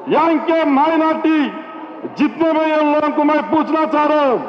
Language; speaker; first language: Hindi; non-native, local second language; Telugu